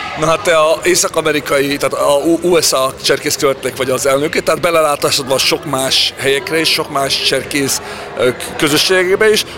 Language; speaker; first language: Hungarian; early bilingual, heritage; Hungarian